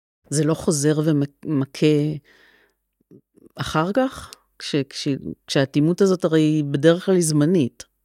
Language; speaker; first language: Hebrew; native; Hebrew